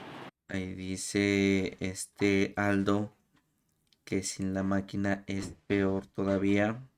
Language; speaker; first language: Spanish; native; Spanish